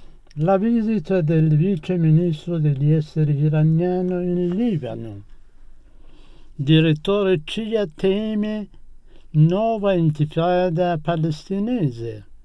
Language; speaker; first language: Italian; non-native, fluent; Persian